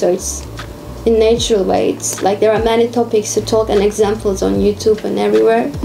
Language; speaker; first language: English; non-native, fluent; Turkish